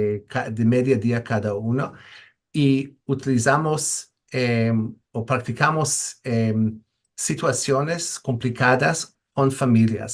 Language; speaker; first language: Spanish; non-native, fluent; English